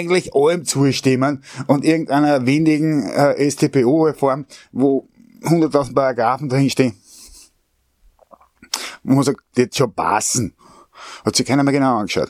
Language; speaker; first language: German; native; German